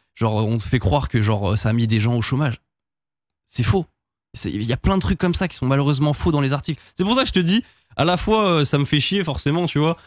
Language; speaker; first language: French; native; French